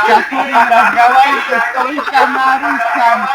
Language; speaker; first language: Russian; native; Russian